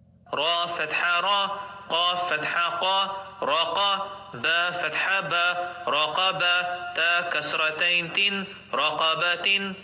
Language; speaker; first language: Arabic; non-native, fluent; Oromo